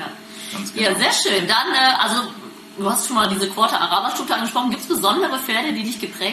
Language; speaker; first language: German; native; German